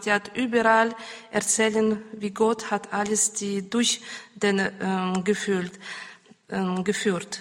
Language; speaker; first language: German; non-native, learner; Russian